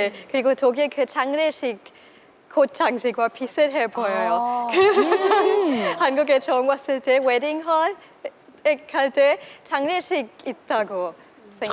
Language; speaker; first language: Korean; non-native, learner; German